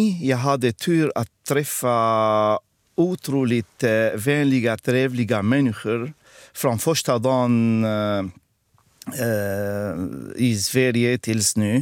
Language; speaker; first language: Swedish; non-native, fluent; Arabic